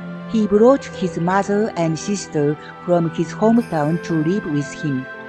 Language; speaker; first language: English; non-native, fluent; Japanese